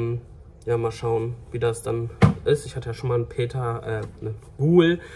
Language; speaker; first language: German; native; German